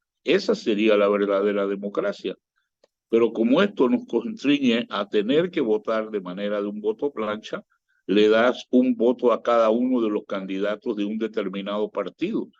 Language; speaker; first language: Spanish; native; Spanish